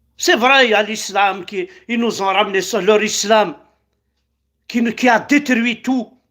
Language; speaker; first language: French; non-native, local second language; Kabyle